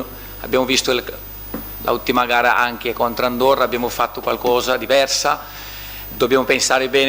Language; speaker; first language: Italian; non-native, fluent; Portuguese